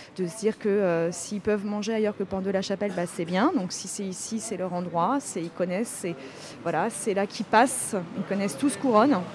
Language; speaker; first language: French; native; French